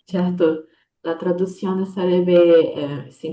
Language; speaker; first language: Italian; non-native, fluent; Portuguese